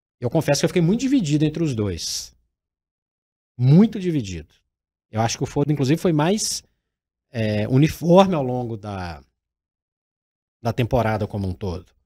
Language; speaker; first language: Portuguese; native; Portuguese